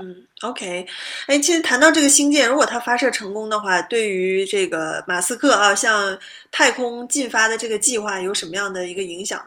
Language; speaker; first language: Chinese; native; Chinese